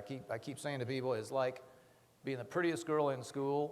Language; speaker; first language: English; native; English